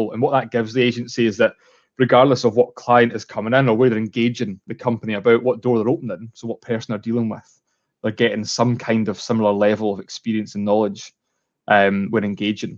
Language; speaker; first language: English; native; English